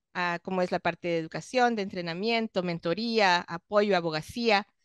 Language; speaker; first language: English; non-native, fluent; Spanish